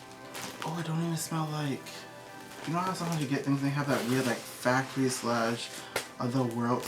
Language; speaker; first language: English; native; English